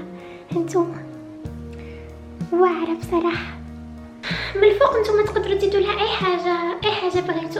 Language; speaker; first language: Arabic; native; Arabic